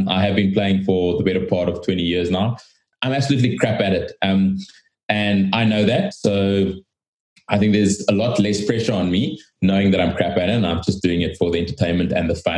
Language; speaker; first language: English; native; English